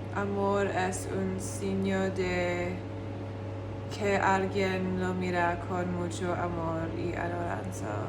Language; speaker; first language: Spanish; non-native, learner; English